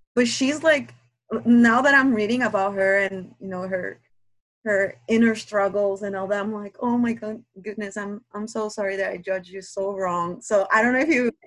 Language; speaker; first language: English; non-native, fluent; Spanish